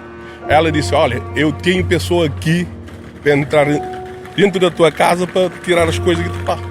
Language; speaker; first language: Portuguese; non-native, local second language; Kabuverdianu